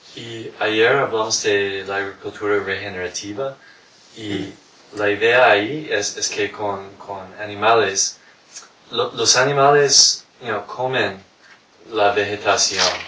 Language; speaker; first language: Spanish; non-native, fluent; English